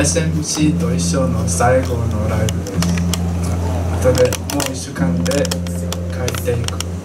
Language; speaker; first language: Japanese; non-native, learner; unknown